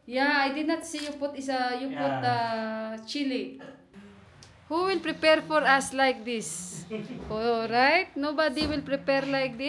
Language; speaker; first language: English; non-native, learner; Nepali